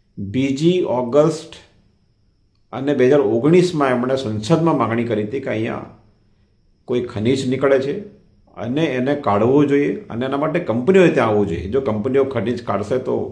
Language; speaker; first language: Gujarati; non-native, local second language; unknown